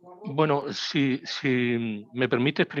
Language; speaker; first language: Spanish; native; Spanish